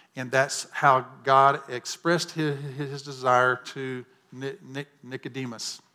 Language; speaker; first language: English; native; English